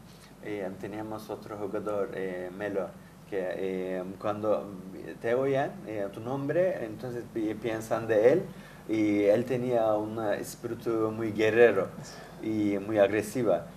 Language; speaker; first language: Spanish; non-native, fluent; Turkish